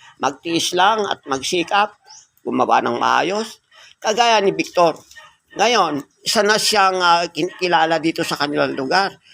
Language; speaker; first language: Filipino; native; Filipino